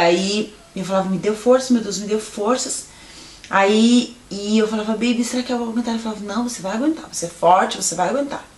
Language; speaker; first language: Portuguese; native; Portuguese